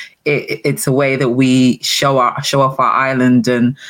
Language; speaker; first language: English; native; English